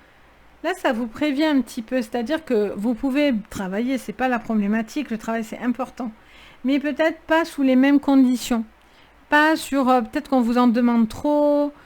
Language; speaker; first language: French; native; French